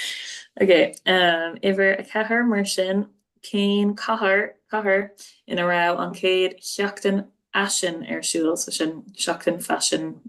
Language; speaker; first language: Irish; non-native, local second language; English